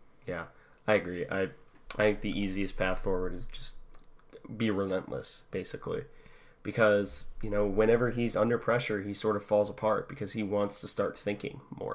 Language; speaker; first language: English; native; English